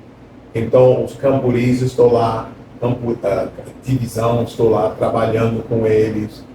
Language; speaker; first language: Portuguese; non-native, fluent; English